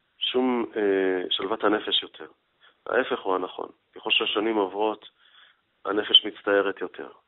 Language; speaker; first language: Hebrew; native; Hebrew